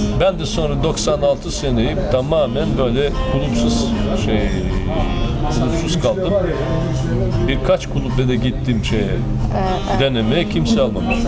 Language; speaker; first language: Turkish; non-native, fluent; Serbian